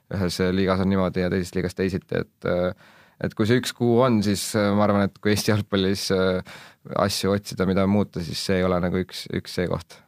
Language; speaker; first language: Estonian; native; Estonian